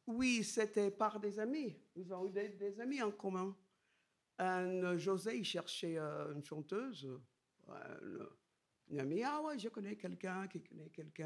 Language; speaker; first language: French; non-native, fluent; English